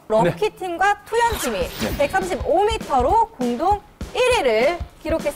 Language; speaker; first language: Korean; native; Korean